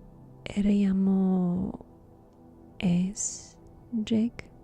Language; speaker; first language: Spanish; non-native, learner; English